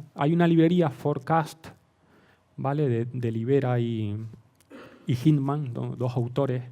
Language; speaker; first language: Spanish; native; Spanish